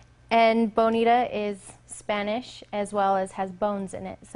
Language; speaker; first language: English; native; English